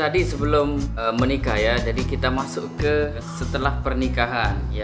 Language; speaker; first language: Indonesian; non-native, local second language; Sasak